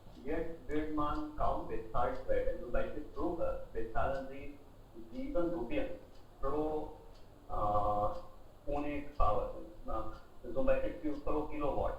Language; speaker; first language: German; non-native, learner; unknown